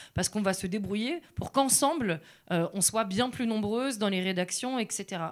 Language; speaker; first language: French; native; French